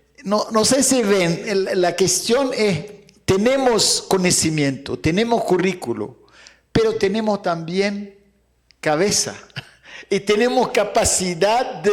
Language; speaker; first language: Spanish; non-native, fluent; Arabic